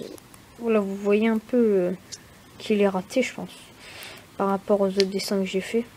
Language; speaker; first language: French; native; French